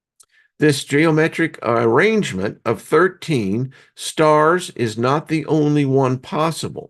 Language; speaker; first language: English; native; English